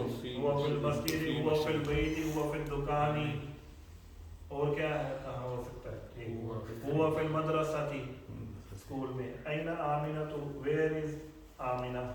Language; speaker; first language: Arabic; non-native, fluent; Urdu